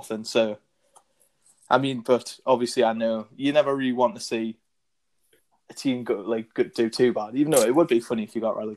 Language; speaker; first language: English; native; English